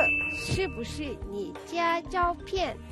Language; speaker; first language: Chinese; non-native, fluent; Mongolian